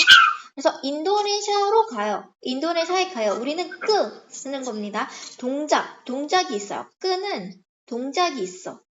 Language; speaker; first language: Korean; non-native, fluent; Indonesian